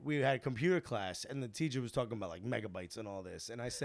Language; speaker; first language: English; early bilingual, other home language; Spanish